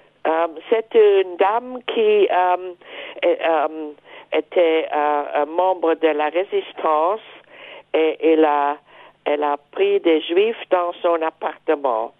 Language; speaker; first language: French; non-native, fluent; German